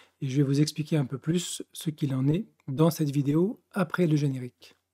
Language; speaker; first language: French; native; French